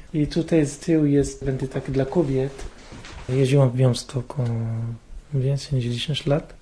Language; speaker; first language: Polish; non-native, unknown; Arabic